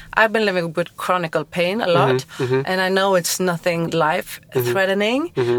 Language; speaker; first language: English; non-native, fluent; Swedish